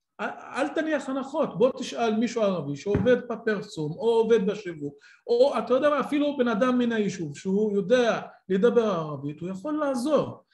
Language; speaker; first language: Hebrew; non-native, local second language; Arabic